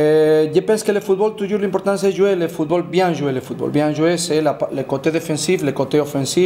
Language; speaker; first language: French; non-native, fluent; Spanish